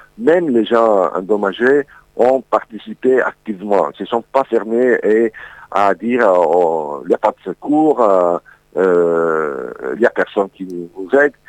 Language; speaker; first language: French; non-native, fluent; Italian